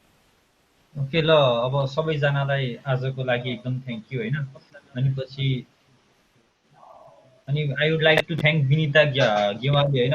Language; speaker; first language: Nepali; native; Nepali